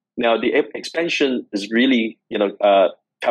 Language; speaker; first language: English; non-native, local second language; Cantonese